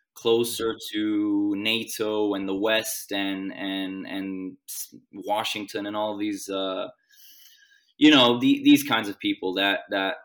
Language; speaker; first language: English; non-native, fluent; Swedish